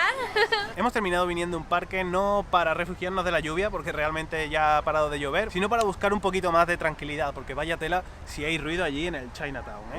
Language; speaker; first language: Spanish; native; Spanish